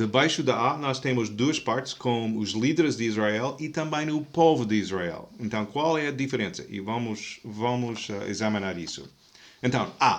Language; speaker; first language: Portuguese; non-native, fluent; English